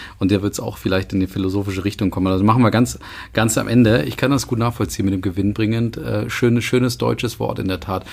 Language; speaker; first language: German; native; German